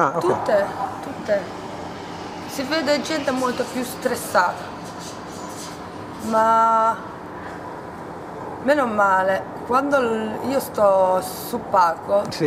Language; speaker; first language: Italian; non-native, learner; Hungarian